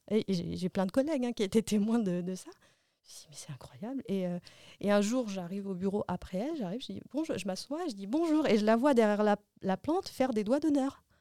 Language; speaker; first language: French; early bilingual, other home language; Arabic